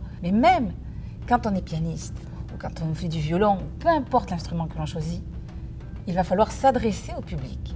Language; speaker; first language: French; native; French